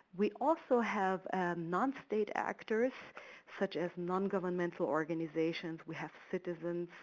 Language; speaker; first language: English; non-native, fluent; German